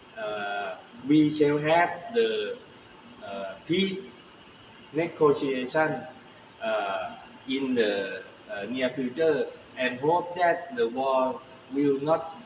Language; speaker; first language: English; non-native, learner; Thai